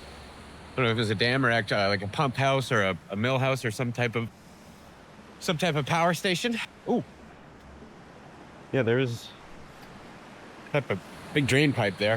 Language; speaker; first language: English; native; English